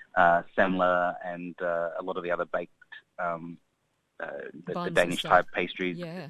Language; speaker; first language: English; native; English